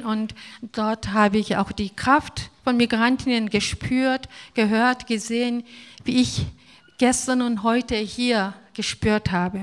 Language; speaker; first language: German; non-native, fluent; Korean